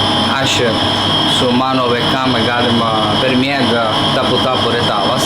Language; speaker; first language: Lithuanian; non-native, learner; Italian